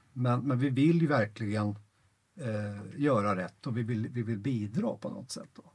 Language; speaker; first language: Swedish; native; Swedish